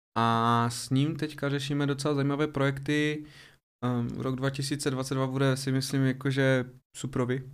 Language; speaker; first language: Czech; native; Czech